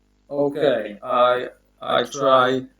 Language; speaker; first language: English; non-native, learner; Polish